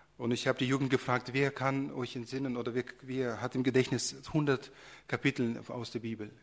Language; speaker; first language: German; early bilingual, other home language; Russian